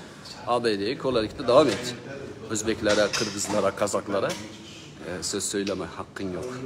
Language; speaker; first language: Turkish; non-native, learner; Uzbek